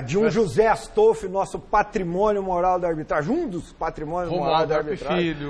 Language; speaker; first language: Portuguese; native; Portuguese